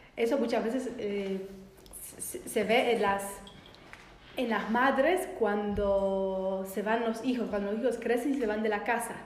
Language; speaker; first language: Spanish; non-native, fluent; Polish